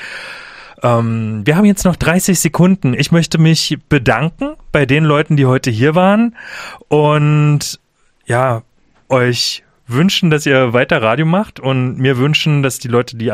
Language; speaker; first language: German; native; German